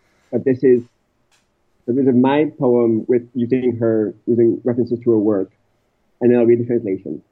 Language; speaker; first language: English; native; English